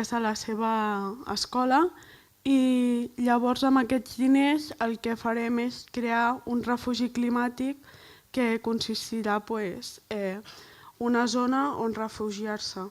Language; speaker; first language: Catalan; non-native, local second language; Spanish